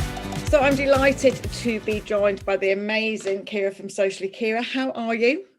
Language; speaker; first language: English; native; English